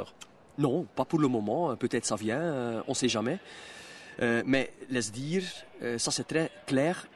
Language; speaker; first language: French; non-native, local second language; Dutch